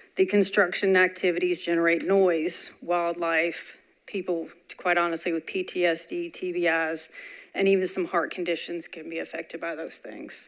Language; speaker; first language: English; native; English